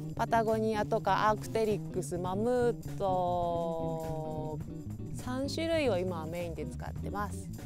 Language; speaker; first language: Japanese; native; Japanese